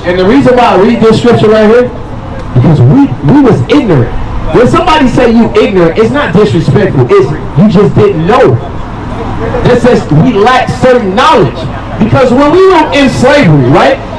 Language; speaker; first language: English; native; English